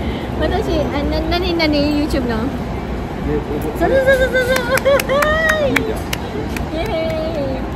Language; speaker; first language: Japanese; non-native, learner; Filipino